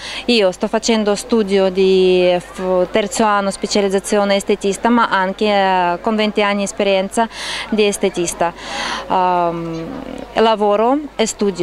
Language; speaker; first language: Italian; non-native, learner; Russian